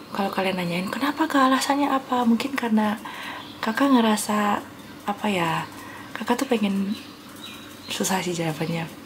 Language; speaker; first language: Indonesian; native; Indonesian